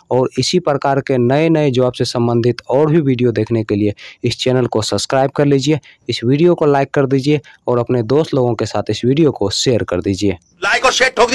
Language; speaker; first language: Hindi; native; Hindi